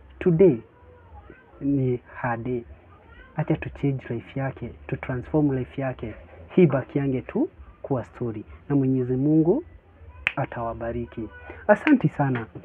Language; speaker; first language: Swahili; native; Swahili